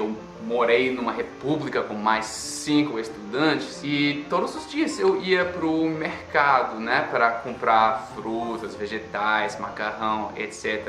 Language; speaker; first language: Portuguese; non-native, fluent; English